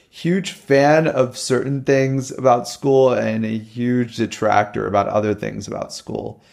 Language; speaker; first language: English; native; English